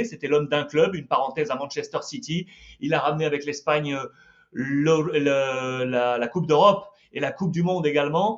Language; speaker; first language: French; native; French